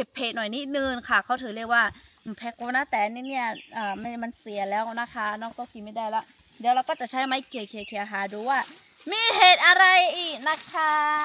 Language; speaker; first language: Thai; non-native, local second language; Lahu